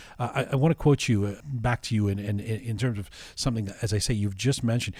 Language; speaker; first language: English; early bilingual, other home language; Persian